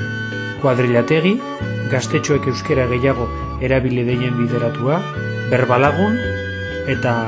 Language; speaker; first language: Basque; native; Basque